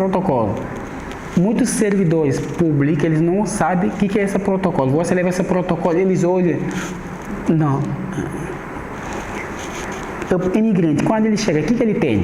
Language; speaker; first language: Portuguese; non-native, learner; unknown